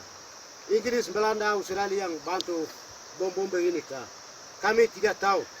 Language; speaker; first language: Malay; non-native, local second language; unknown